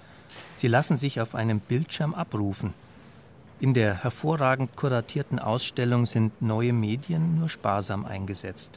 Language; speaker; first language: German; native; German